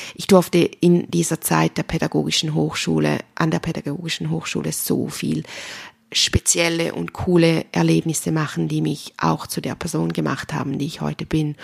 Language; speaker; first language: German; native; German